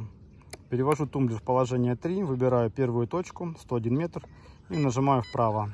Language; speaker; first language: Russian; native; Russian